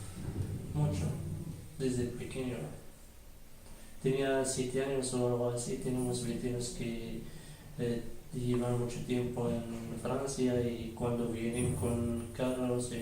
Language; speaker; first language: Spanish; non-native, learner; Arabic